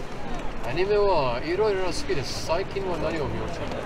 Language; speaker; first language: Japanese; non-native, learner; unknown